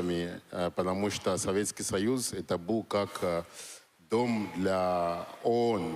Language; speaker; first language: Russian; non-native, fluent; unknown